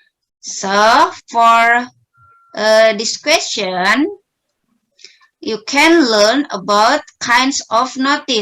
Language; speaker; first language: English; non-native, learner; Indonesian